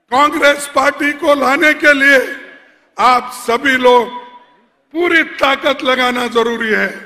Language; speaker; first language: Hindi; non-native, local second language; Kannada